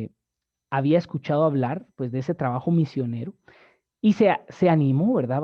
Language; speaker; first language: Spanish; native; Spanish